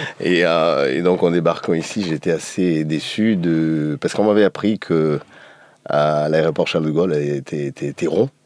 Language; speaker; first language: French; non-native, fluent; Portuguese